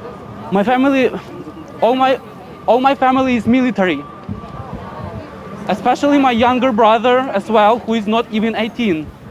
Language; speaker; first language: English; non-native, fluent; Ukrainian